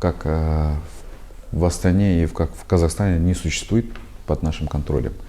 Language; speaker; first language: Russian; non-native, local second language; Kazakh